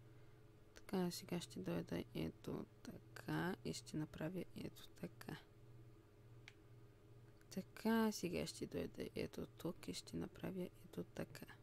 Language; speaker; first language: Bulgarian; native; Bulgarian